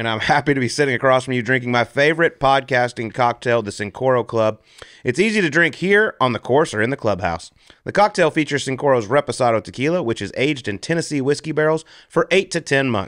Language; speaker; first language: English; native; English